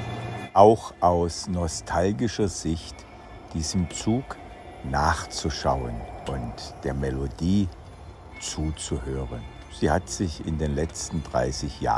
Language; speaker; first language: German; native; German